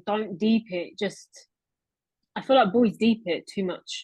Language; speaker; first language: English; native; English